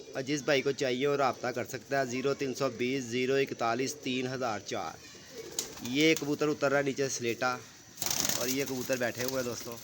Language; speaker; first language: Urdu; non-native, local second language; Punjabi